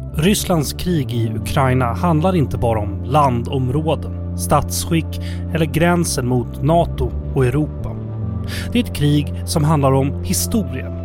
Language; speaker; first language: Swedish; native; Swedish